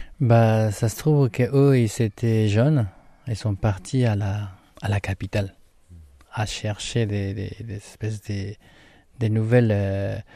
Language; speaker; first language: French; non-native, fluent; Spanish